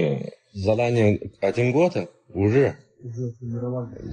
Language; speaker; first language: Russian; non-native, learner; Chinese